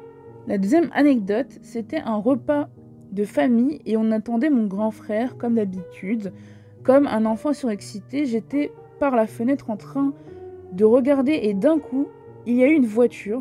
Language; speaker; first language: French; native; French